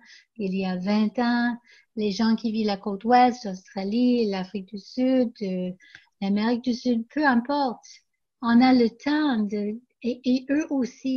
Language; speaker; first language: French; non-native, local second language; English